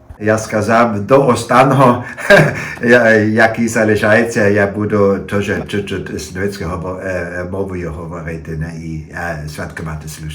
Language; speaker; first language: Ukrainian; non-native, learner; German